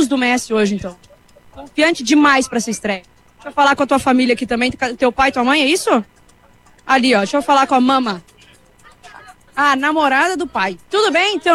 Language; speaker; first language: Portuguese; native; Portuguese